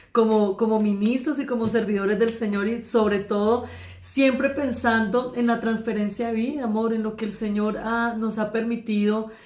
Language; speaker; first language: Spanish; native; Spanish